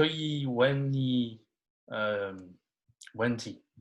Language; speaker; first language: Chinese; non-native, learner; French